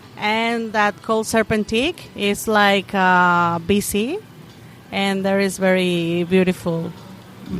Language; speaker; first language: English; non-native, learner; Spanish